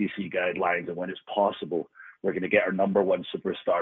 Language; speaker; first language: English; native; English